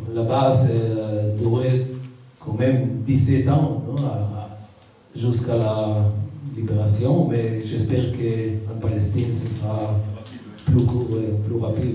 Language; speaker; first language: French; non-native, learner; Hebrew